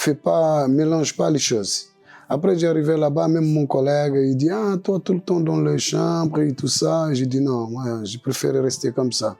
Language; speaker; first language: French; non-native, local second language; Portuguese